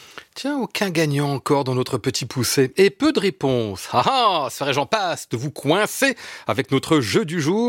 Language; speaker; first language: French; native; French